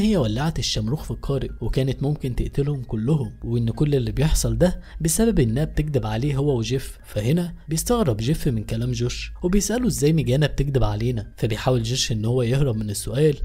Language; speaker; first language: Arabic; native; Arabic